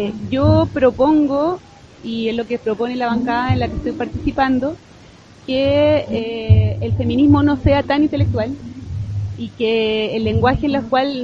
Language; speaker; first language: Spanish; native; Spanish